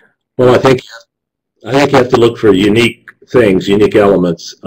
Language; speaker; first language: English; native; English